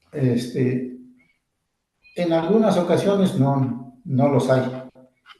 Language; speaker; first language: Spanish; non-native, local second language; Zapotec